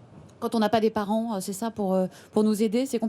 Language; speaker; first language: French; native; French